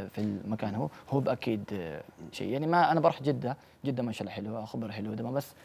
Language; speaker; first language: Arabic; non-native, local second language; Urdu